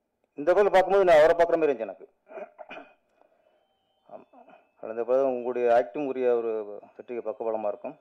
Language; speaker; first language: Tamil; native; Tamil